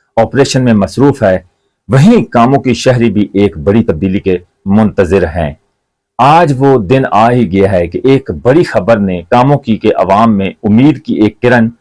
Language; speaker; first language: Urdu; non-native, local second language; Punjabi